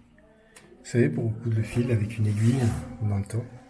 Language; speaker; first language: French; native; French